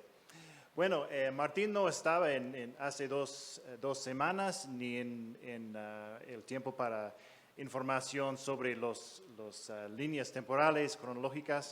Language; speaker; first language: Spanish; non-native, fluent; English